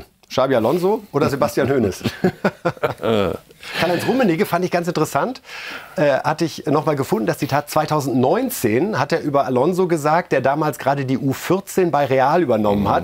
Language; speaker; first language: German; native; German